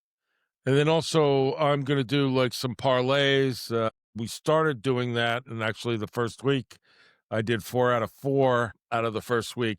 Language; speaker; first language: English; native; English